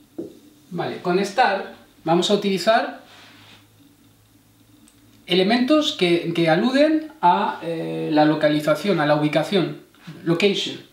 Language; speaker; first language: Spanish; non-native, fluent; French